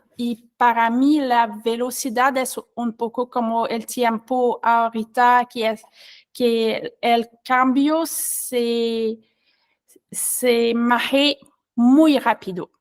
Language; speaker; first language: Spanish; non-native, learner; French